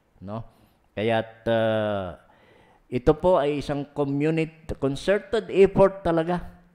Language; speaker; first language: Filipino; non-native, local second language; Pangasinan